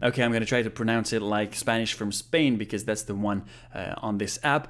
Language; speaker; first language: English; non-native, fluent; Japanese